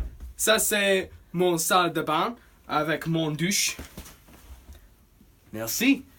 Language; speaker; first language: French; non-native, learner; English